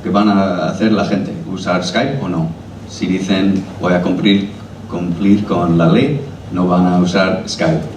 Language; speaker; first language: Spanish; non-native, learner; English